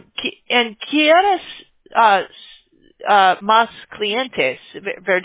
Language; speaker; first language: Spanish; non-native, learner; English